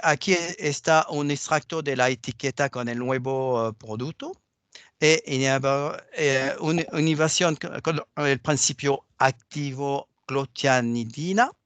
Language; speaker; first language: Spanish; non-native, fluent; French